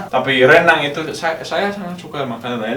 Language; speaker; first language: Indonesian; non-native, learner; English